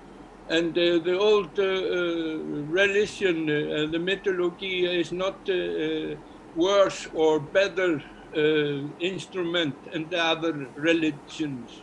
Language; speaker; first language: English; non-native, learner; Icelandic